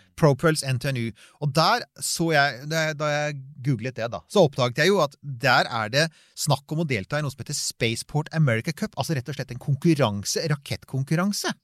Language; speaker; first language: Norwegian; native; Norwegian